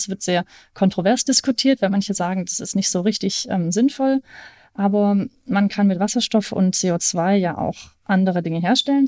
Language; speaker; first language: German; native; German